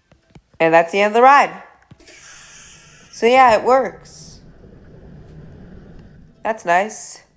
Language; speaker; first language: English; native; English